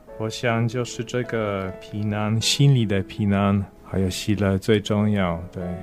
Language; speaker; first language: Chinese; non-native, fluent; Polish